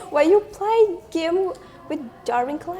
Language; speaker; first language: English; non-native, learner; Indonesian